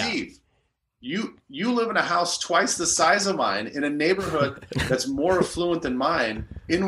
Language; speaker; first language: English; native; English